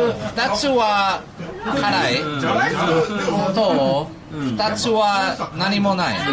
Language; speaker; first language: Japanese; non-native, learner; English